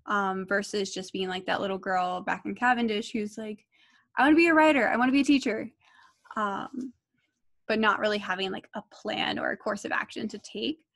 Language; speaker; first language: English; native; English